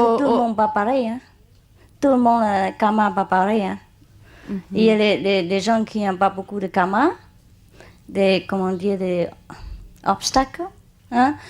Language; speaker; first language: French; non-native, learner; Chinese